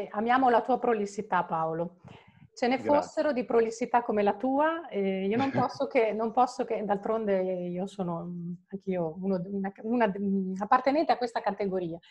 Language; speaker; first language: Italian; native; Italian